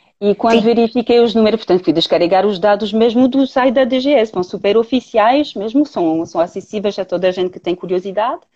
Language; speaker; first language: Portuguese; non-native, fluent; French